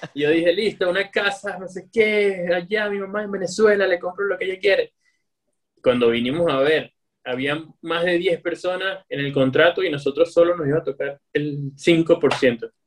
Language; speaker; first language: Spanish; native; Spanish